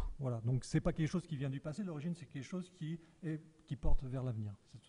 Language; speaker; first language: French; native; French